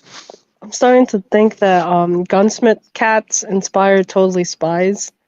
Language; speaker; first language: English; native; English